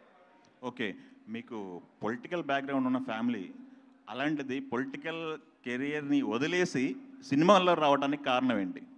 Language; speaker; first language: Telugu; native; Telugu